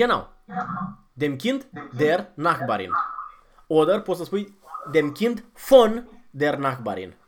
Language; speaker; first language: German; non-native, fluent; Romanian